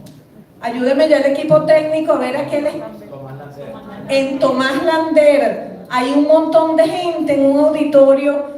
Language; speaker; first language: Spanish; native; Spanish